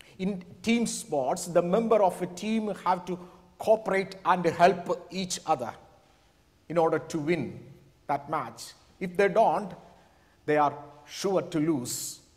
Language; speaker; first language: English; non-native, local second language; Malayalam